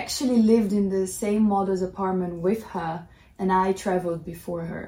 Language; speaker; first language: English; non-native, fluent; Portuguese